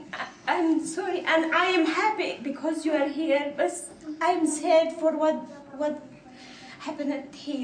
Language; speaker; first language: English; non-native, learner; Arabic